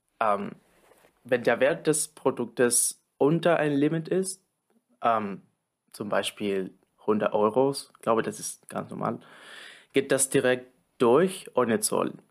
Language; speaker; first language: German; non-native, fluent; Spanish